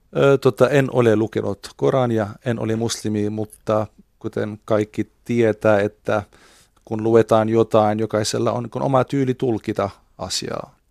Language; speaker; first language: Finnish; non-native, fluent; Arabic